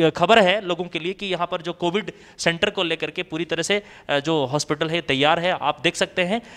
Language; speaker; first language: Hindi; native; Hindi